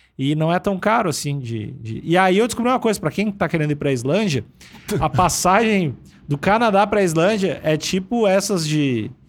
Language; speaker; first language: Portuguese; native; Portuguese